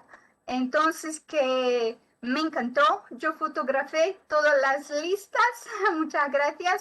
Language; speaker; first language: Spanish; non-native, learner; Portuguese